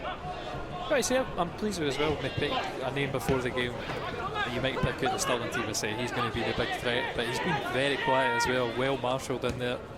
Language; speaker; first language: English; native; English